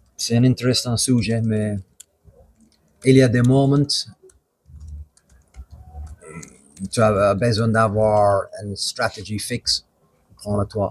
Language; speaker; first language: French; non-native, fluent; English